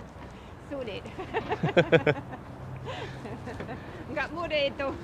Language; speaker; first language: Indonesian; non-native, fluent; English